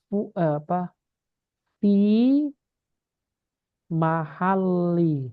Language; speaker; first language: Arabic; non-native, fluent; Indonesian